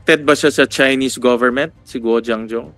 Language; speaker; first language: Filipino; native; Filipino